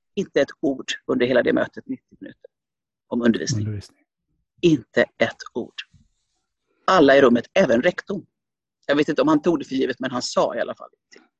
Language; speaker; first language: Swedish; early bilingual, other home language; Finnish